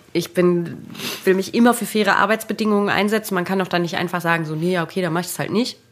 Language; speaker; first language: German; native; German